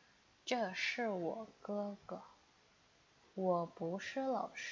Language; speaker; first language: Chinese; non-native, fluent; Indonesian